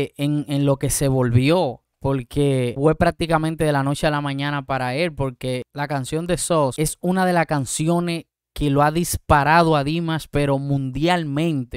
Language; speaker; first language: Spanish; native; Spanish